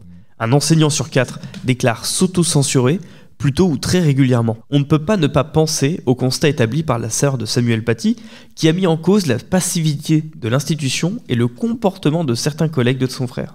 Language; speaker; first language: French; native; French